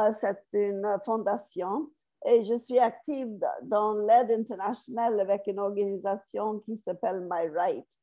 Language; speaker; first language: French; non-native, fluent; English